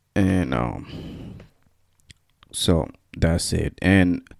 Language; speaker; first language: English; non-native, fluent; Spanish